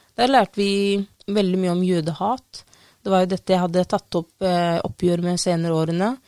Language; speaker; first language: Norwegian; non-native, fluent; Somali